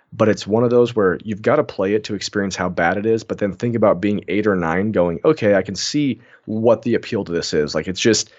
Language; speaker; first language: English; native; English